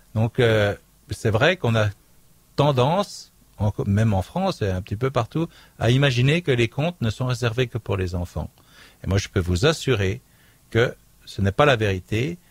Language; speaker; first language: French; native; French